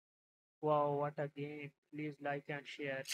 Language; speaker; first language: English; non-native, learner; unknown